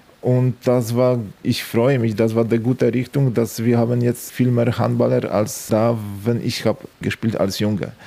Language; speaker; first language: German; non-native, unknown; Polish